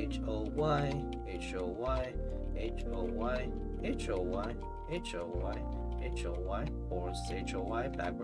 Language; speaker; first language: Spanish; non-native, learner; English